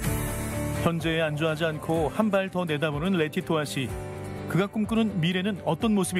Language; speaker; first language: Korean; native; Korean